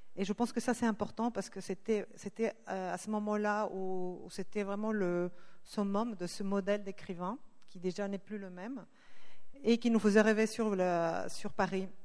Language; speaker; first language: French; non-native, fluent; Spanish